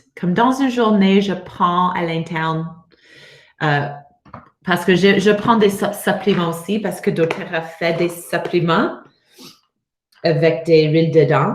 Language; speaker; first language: French; non-native, learner; English